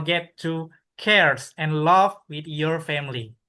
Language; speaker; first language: English; non-native, learner; Indonesian